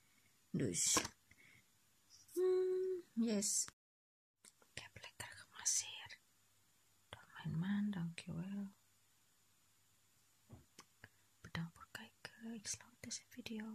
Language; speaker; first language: Dutch; non-native, local second language; Indonesian